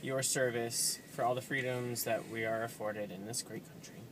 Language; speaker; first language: English; native; English